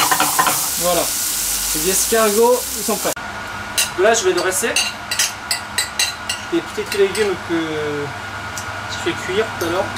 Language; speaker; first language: French; non-native, learner; Japanese